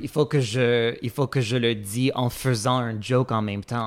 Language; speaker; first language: French; non-native, fluent; English